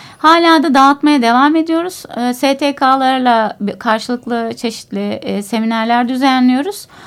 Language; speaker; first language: Turkish; native; Turkish